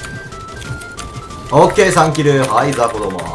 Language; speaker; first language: Japanese; native; Japanese